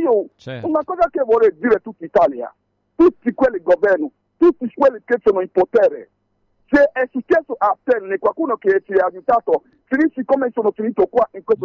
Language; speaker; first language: Italian; non-native, fluent; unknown